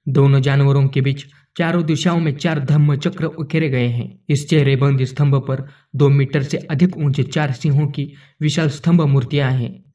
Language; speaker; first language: Hindi; non-native, local second language; Marathi